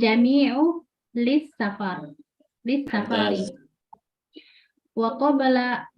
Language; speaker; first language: Arabic; non-native, learner; Indonesian